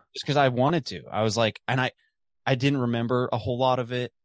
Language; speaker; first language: English; native; English